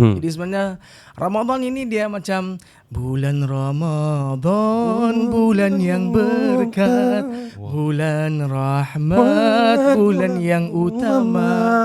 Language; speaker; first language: Malay; native; Malay